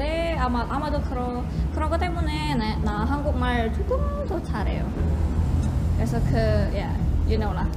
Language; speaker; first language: Korean; non-native, learner; Indonesian